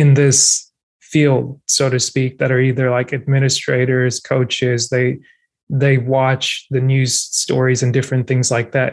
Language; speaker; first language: English; non-native, local second language; French